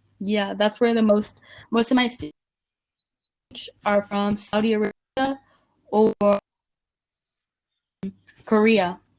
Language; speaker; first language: English; non-native, fluent; Spanish